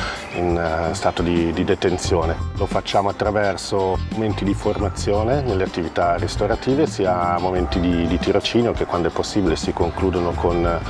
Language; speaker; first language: Italian; native; Italian